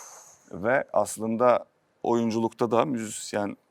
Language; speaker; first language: Turkish; native; Turkish